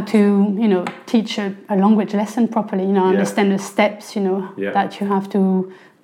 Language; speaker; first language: English; non-native, fluent; French